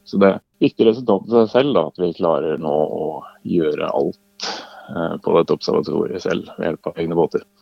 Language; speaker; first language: Norwegian; native; Norwegian